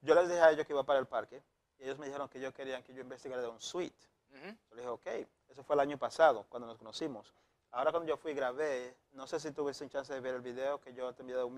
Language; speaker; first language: Spanish; native; Spanish